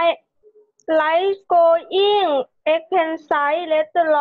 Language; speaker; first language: English; non-native, learner; Thai